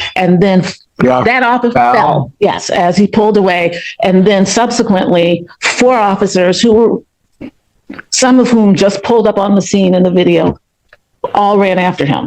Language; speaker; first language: English; native; English